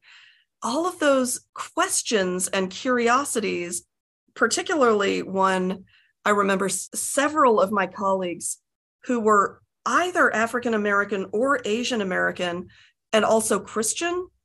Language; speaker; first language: English; native; English